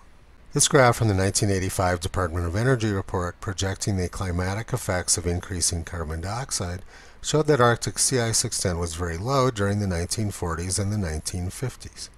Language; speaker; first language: English; native; English